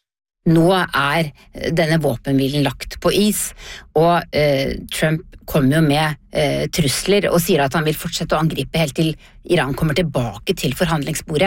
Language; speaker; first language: Norwegian; native; Norwegian